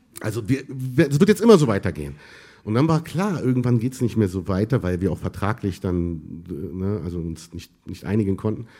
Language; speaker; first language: German; early bilingual, other home language; Arabic